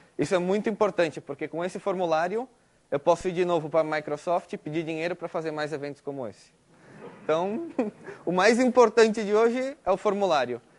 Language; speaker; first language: Portuguese; early bilingual, heritage; Spanish